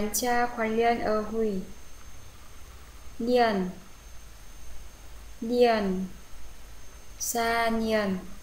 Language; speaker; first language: Korean; non-native, fluent; Vietnamese